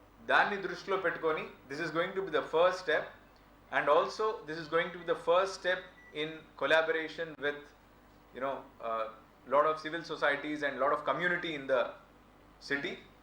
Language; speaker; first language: English; non-native, local second language; Telugu